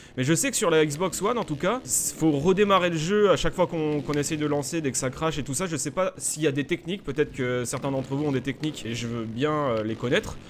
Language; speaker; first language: French; native; French